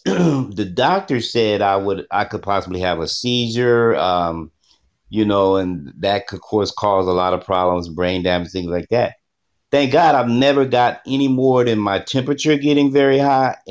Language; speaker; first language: English; native; English